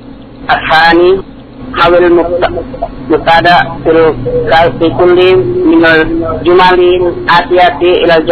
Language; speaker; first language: Arabic; non-native, learner; Indonesian